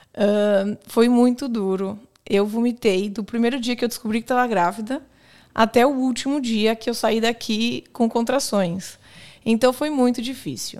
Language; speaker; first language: Portuguese; native; Portuguese